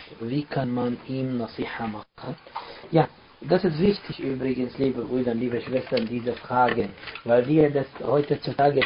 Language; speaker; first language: German; non-native, fluent; Arabic